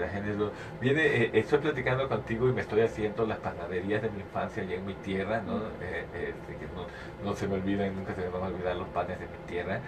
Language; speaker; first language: Spanish; native; Spanish